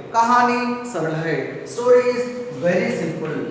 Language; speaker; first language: Hindi; non-native, local second language; Telugu